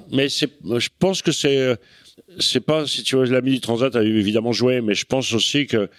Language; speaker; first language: French; native; French